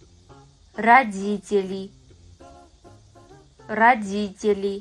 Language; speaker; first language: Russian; non-native, fluent; Kazakh